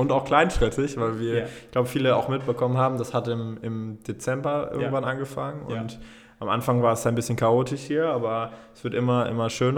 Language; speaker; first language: German; native; German